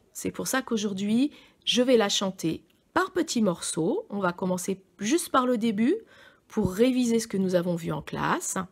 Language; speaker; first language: French; native; French